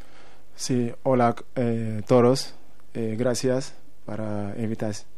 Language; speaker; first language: Spanish; non-native, local second language; Wolof